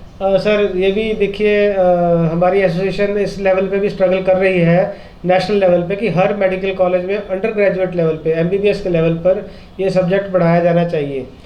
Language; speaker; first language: Hindi; non-native, local second language; Punjabi